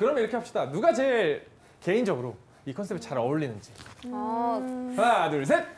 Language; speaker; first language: Korean; native; Korean